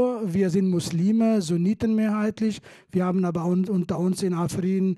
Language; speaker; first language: German; non-native, fluent; Kurdish